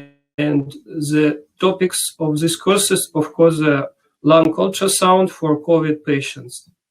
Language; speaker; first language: English; non-native, learner; Russian